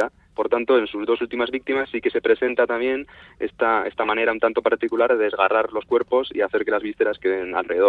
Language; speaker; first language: Spanish; native; Spanish